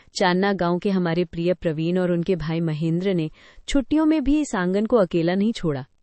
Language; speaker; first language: Hindi; native; Hindi